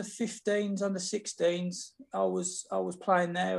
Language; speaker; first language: English; native; English